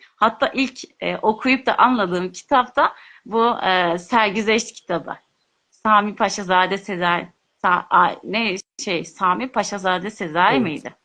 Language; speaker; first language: Turkish; non-native, local second language; Kurdish